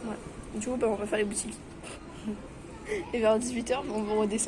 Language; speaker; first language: French; native; French